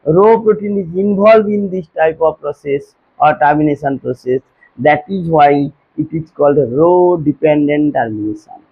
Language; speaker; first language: English; non-native, local second language; Bangla